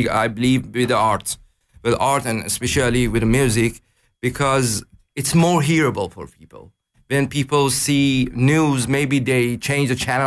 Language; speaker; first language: English; non-native, learner; Persian